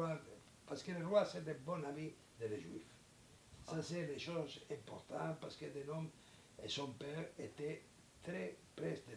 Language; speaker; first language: French; non-native, learner; Spanish